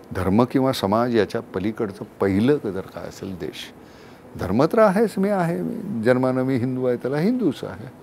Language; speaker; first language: Marathi; native; Marathi